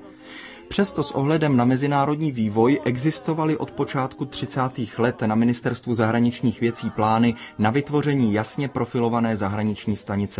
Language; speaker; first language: Czech; native; Czech